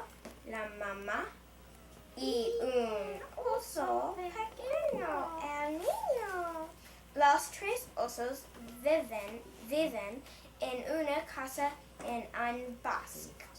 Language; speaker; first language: Spanish; non-native, learner; English